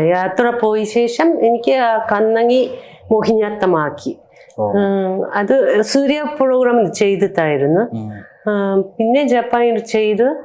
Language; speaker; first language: Malayalam; non-native, learner; Japanese